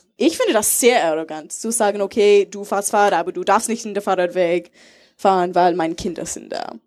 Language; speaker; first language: German; non-native, learner; English